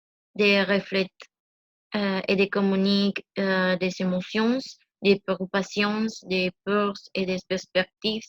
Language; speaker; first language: French; non-native, learner; Spanish